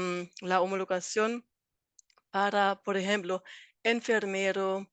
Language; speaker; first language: Spanish; non-native, fluent; German